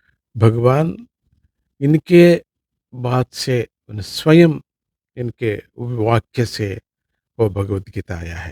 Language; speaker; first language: Hindi; non-native, local second language; Kannada